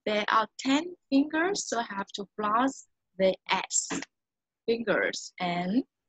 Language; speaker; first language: English; non-native, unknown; Vietnamese